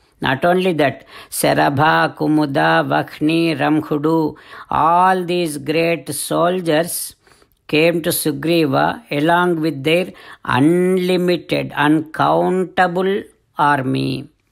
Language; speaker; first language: English; non-native, local second language; Telugu